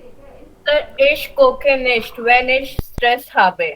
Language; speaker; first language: German; non-native, learner; Hindi